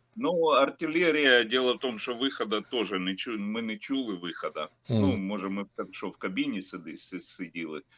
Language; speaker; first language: Ukrainian; non-native, local second language; Russian